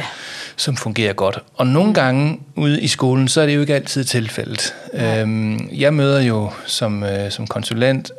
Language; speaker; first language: Danish; native; Danish